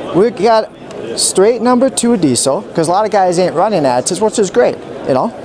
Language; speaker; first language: English; native; English